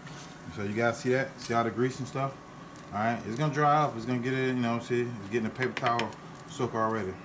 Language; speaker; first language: English; native; English